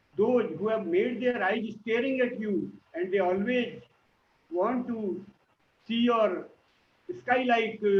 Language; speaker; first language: English; non-native, local second language; Hindi